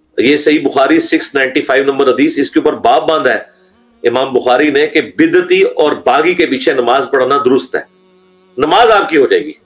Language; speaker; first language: Urdu; non-native, local second language; Punjabi